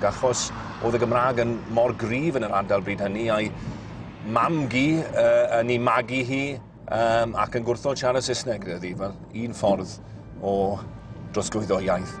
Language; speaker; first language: Welsh; native; Welsh